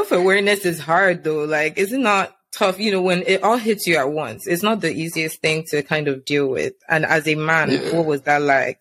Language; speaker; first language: English; non-native, local second language; Yoruba